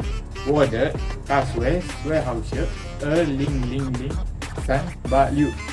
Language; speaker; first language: Chinese; non-native, learner; Malay